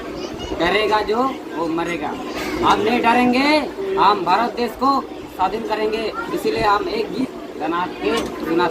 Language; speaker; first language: Hindi; non-native, local second language; Santali